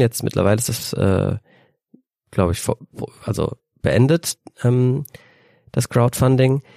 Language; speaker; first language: German; native; German